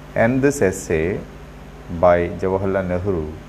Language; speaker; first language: English; non-native, local second language; Malayalam